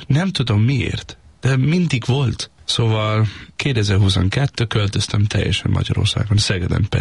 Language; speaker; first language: Hungarian; non-native, learner; Danish